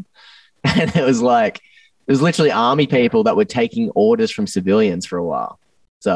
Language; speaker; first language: English; native; English